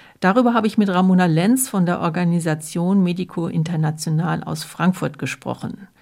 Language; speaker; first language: German; native; German